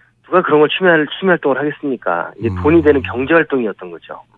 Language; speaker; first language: Korean; native; Korean